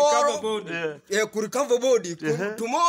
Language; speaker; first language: English; non-native, learner; Swahili